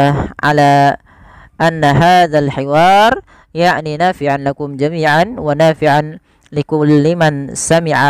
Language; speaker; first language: Arabic; non-native, fluent; Indonesian